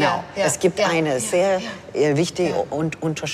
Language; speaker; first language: German; non-native, fluent; English